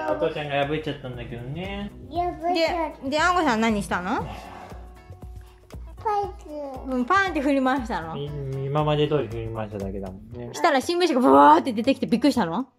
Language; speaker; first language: Japanese; native; Japanese